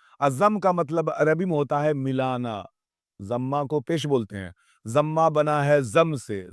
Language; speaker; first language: Urdu; native; Urdu